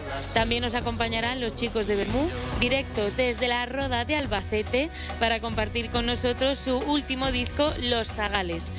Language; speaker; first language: Spanish; native; Spanish